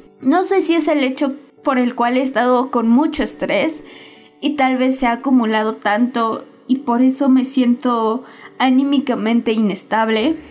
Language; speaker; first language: Spanish; native; Spanish